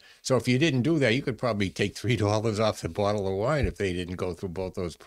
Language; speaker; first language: English; native; English